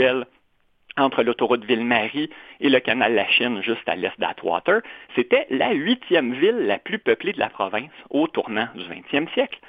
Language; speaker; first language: French; native; French